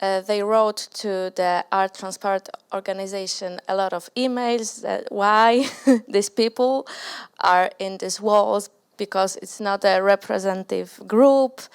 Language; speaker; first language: English; non-native, learner; Polish